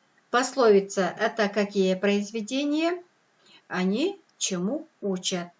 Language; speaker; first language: Russian; non-native, local second language; Kyrgyz